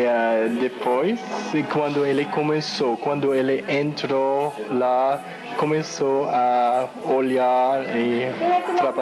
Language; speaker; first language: Portuguese; non-native, learner; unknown